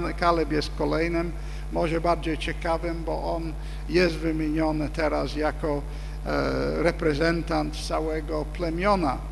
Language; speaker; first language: Polish; non-native, fluent; English